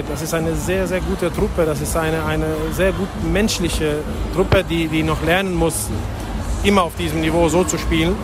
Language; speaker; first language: German; native; German